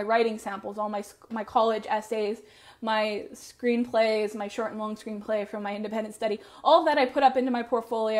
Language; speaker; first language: English; native; English